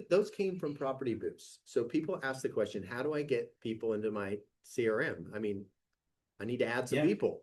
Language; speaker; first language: English; native; English